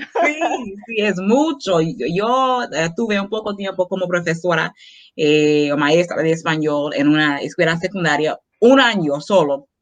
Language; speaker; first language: Spanish; non-native, fluent; English